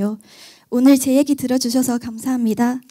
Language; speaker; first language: Korean; non-native, fluent; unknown